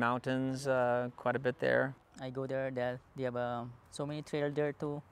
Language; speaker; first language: English; non-native, learner; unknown